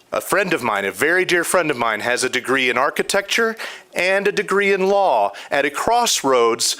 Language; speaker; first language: English; native; English